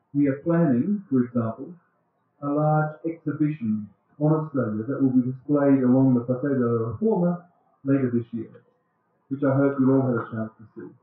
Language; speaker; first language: English; native; English